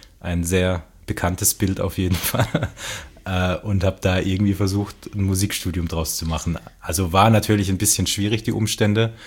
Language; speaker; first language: German; native; German